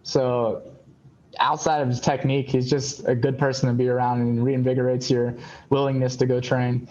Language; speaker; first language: English; native; English